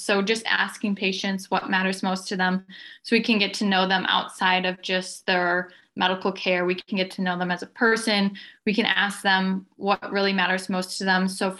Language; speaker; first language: English; native; English